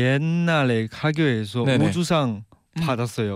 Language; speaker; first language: Korean; non-native, learner; Chinese